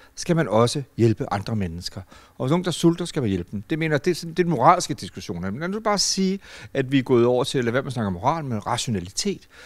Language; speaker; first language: Danish; native; Danish